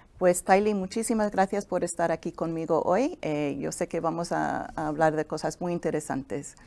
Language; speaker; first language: Spanish; non-native, fluent; English